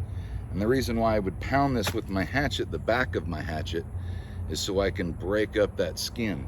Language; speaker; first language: English; native; English